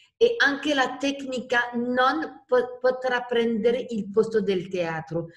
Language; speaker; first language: Italian; non-native, fluent; French